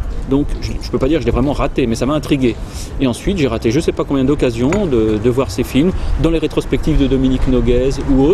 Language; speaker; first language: French; native; French